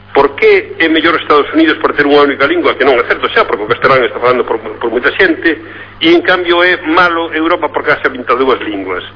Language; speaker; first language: Galician; native; Galician